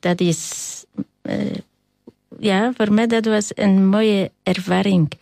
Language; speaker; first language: Dutch; non-native, learner; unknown